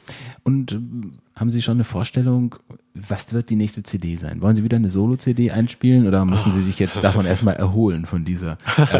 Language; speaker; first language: German; native; German